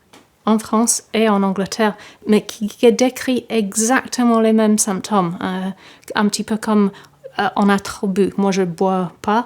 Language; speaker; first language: French; non-native, fluent; English